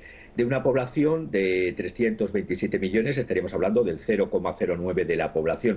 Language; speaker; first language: Spanish; native; Spanish